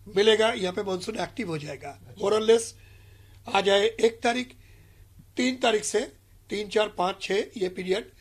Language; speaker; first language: Hindi; non-native, local second language; Marathi